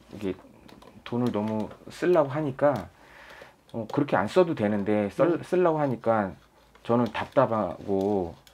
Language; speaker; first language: Korean; native; Korean